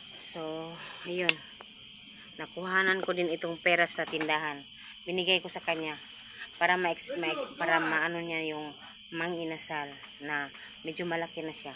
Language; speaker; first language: Filipino; non-native, local second language; Cebuano